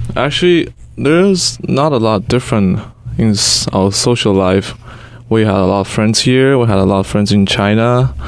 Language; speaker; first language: English; non-native, fluent; Chinese